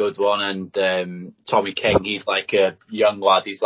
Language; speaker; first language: English; non-native, local second language; Welsh